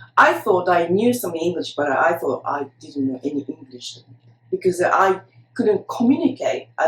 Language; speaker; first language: English; non-native, fluent; Japanese